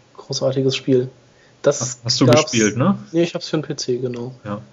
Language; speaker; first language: German; non-native, fluent; English